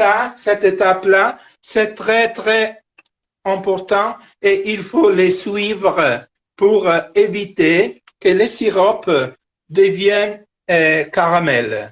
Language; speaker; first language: French; non-native, fluent; Italian